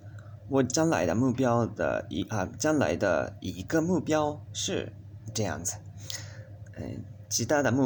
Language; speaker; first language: Chinese; non-native, learner; Japanese